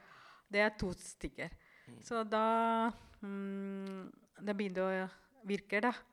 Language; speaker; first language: Norwegian; non-native, fluent; Tamil